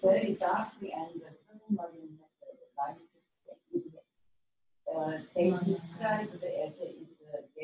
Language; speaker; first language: English; non-native, learner; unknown